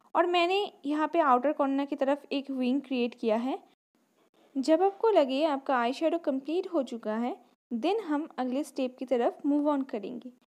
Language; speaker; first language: Hindi; non-native, local second language; Bangla